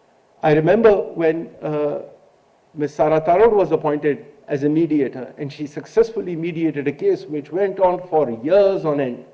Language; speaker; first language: English; non-native, local second language; Urdu